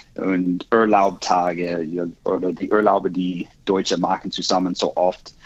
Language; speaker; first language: German; non-native, learner; English